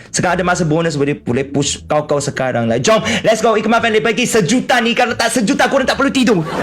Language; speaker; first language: Malay; non-native, local second language; Chinese